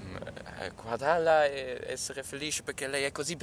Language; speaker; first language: Italian; non-native, learner; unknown